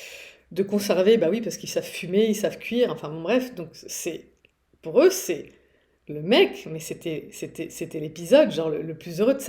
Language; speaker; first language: French; native; French